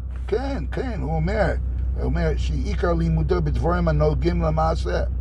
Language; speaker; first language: Hebrew; non-native, fluent; English